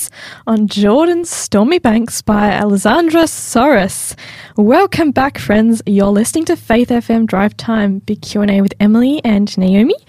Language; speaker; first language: English; native; English